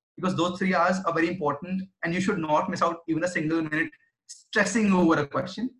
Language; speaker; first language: English; non-native, local second language; Hindi